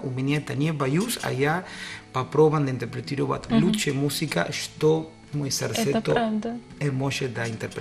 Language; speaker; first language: Russian; non-native, learner; Spanish